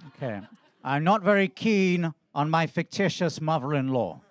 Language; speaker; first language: English; native; English